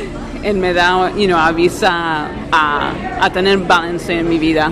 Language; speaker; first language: Spanish; early bilingual, heritage; English